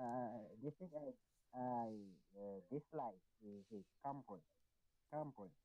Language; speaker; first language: English; non-native, learner; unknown